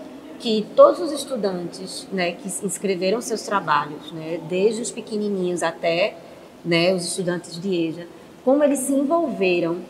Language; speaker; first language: Portuguese; native; Portuguese